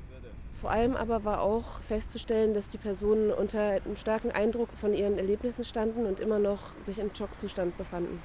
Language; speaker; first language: German; native; German